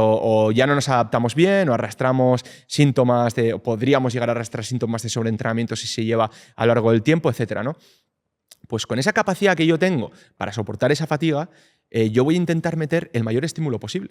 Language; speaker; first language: Spanish; native; Spanish